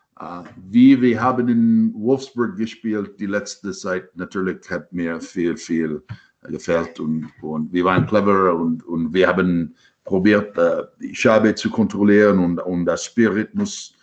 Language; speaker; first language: German; non-native, learner; English